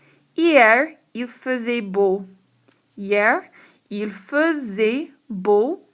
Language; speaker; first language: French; non-native, fluent; English